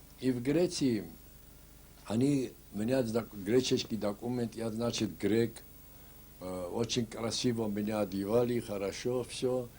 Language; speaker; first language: Russian; non-native, local second language; Ossetic